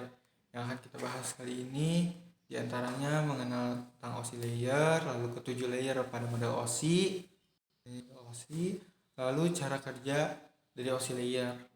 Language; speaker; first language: Indonesian; native; Indonesian